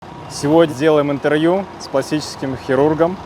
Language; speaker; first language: Russian; native; Russian